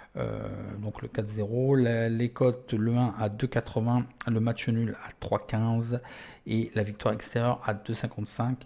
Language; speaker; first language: French; native; French